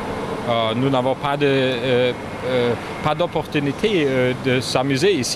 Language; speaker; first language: French; non-native, fluent; German